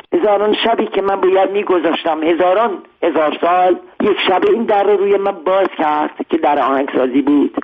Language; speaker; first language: Persian; non-native, local second language; Armenian